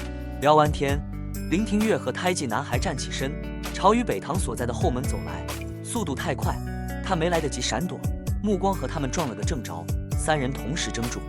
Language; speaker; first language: Chinese; native; Chinese